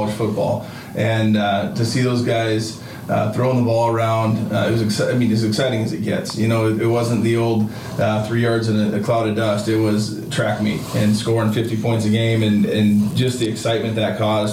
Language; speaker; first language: English; native; English